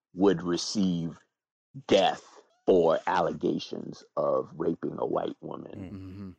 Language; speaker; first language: English; native; English